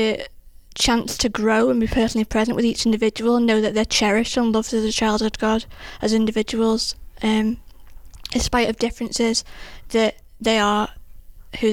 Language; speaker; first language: English; native; English